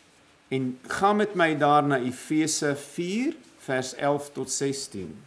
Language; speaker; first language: Dutch; non-native, fluent; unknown